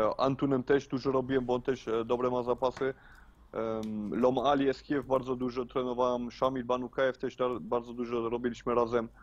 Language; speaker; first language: Polish; early bilingual, heritage; Polish